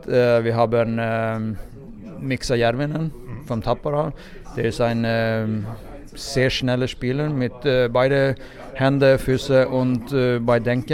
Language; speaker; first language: German; non-native, fluent; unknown